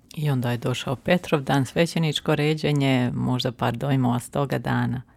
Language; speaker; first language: Croatian; native; Croatian